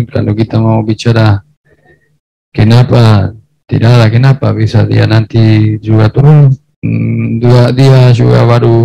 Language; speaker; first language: Indonesian; non-native, fluent; Spanish